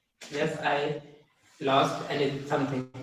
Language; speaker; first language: English; non-native, learner; Hindi